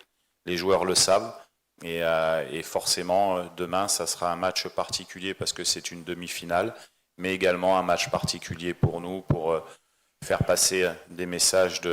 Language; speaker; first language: French; native; French